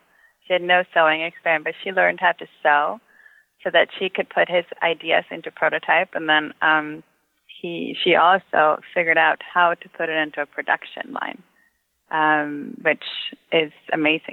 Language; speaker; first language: English; non-native, fluent; Swedish